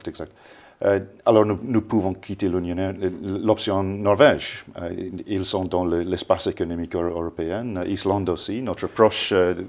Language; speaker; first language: French; non-native, fluent; English